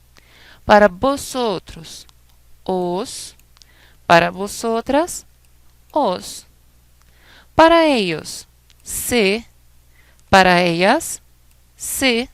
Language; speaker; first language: Spanish; non-native, fluent; Portuguese